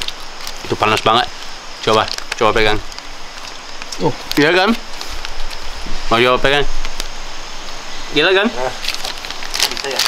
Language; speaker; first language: Indonesian; non-native, fluent; English